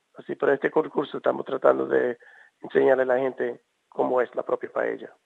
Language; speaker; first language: Spanish; early bilingual, heritage; Spanish